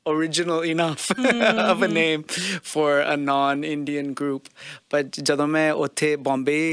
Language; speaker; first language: Punjabi; early bilingual, heritage; Punjabi